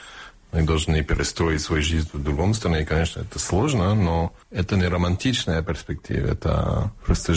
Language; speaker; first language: Russian; non-native, fluent; English